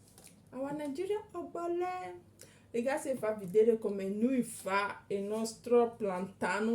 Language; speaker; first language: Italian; non-native, learner; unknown